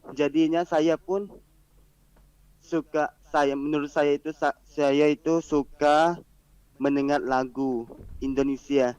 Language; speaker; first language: Indonesian; non-native, learner; Malay